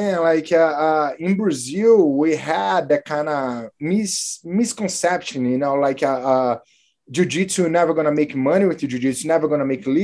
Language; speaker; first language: English; non-native, fluent; Portuguese